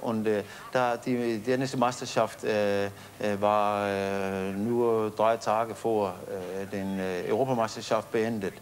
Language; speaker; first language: German; non-native, fluent; Danish